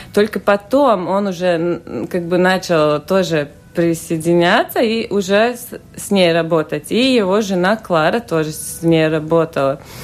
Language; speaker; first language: Russian; non-native, local second language; Latvian